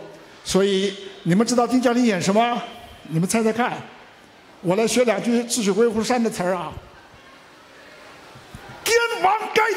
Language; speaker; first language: Chinese; native; Chinese